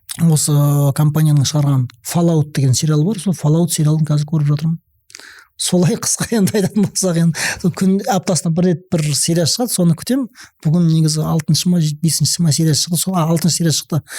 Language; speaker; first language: Kazakh; non-native, local second language; Russian